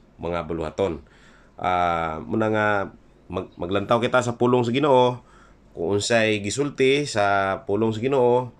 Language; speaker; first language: Cebuano; non-native, local second language; Hiligaynon